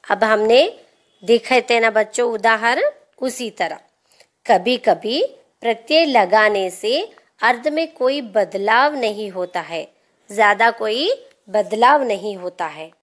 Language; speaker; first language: Hindi; non-native, local second language; Telugu